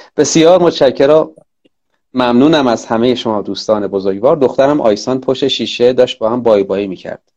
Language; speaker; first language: Persian; native; Persian